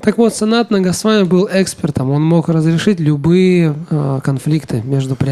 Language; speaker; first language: Russian; native; Russian